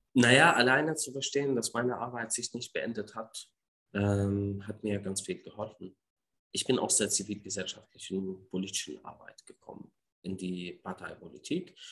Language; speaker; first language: German; non-native, fluent; Arabic